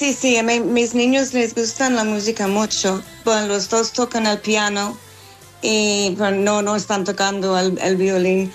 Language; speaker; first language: Spanish; non-native, fluent; English